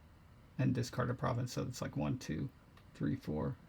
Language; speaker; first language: English; native; English